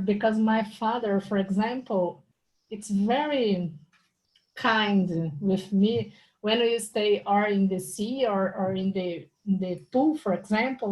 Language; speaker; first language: English; non-native, learner; Portuguese